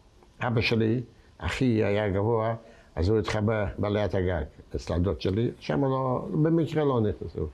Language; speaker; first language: Hebrew; non-native, fluent; Yiddish